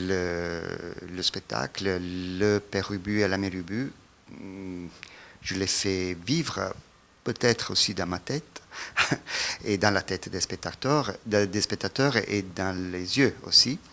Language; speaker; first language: French; non-native, fluent; Italian